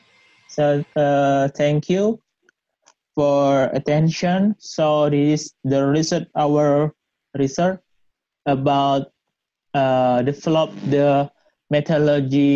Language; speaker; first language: English; non-native, learner; Indonesian